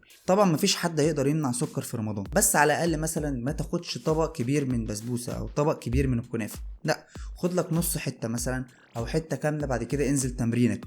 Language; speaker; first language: Arabic; native; Arabic